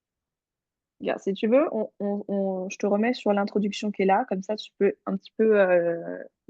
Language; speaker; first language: French; native; French